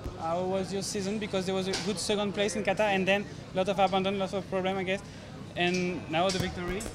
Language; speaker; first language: English; non-native, fluent; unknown